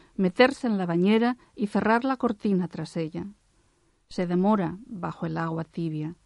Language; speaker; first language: Spanish; non-native, local second language; Catalan